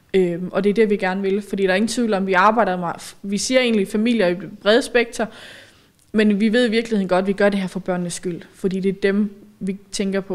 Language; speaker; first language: Danish; native; Danish